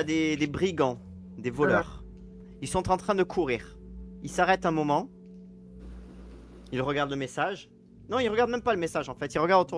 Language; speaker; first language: French; native; French